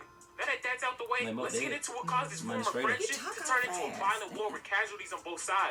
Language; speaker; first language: English; native; English